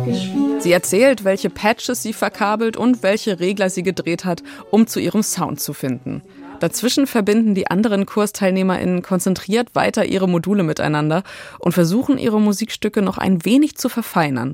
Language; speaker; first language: German; native; German